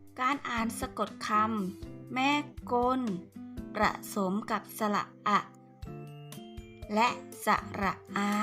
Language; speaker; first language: Thai; native; Thai